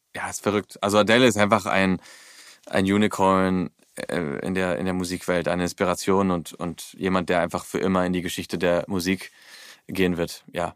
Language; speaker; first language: German; early bilingual, heritage; German